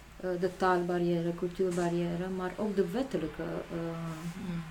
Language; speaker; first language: Dutch; non-native, fluent; Polish